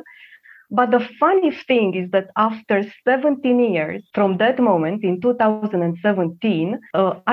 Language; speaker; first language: English; non-native, fluent; Romanian